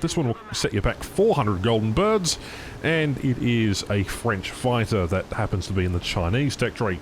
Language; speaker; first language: English; native; English